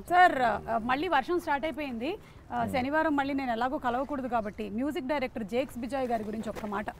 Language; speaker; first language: Telugu; native; Telugu